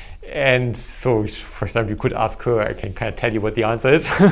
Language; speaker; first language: English; non-native, fluent; German